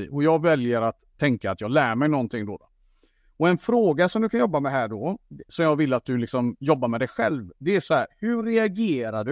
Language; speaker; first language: Swedish; native; Swedish